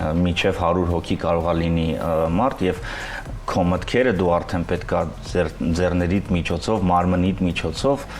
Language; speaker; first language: Armenian; early bilingual, heritage; Armenian